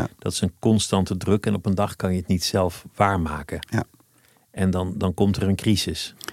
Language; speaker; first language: Dutch; native; Dutch